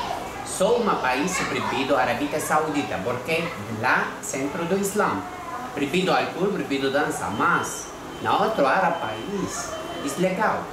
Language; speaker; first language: Portuguese; non-native, learner; Arabic